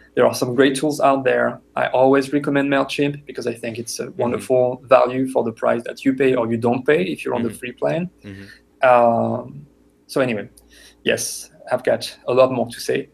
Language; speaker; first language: English; non-native, fluent; French